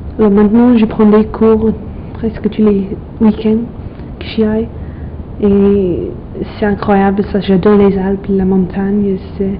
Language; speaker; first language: French; non-native, fluent; English